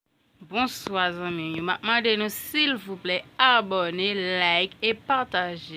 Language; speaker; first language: French; non-native, learner; Haitian Creole